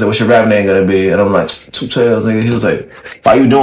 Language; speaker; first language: English; early bilingual, other home language; French